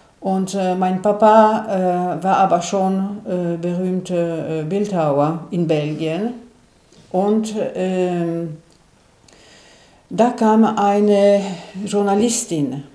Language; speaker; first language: German; non-native, fluent; Italian